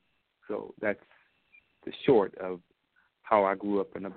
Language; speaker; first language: English; native; English